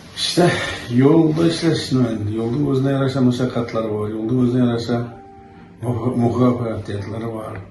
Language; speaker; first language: Uzbek; native; Uzbek